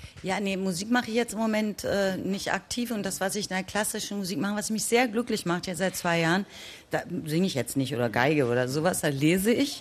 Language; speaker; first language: German; native; German